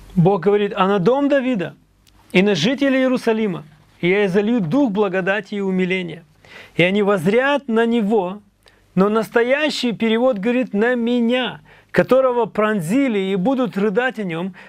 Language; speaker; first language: Russian; native; Russian